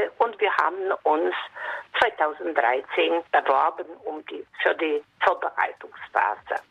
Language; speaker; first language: German; non-native, fluent; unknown